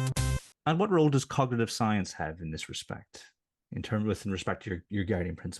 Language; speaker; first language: English; native; English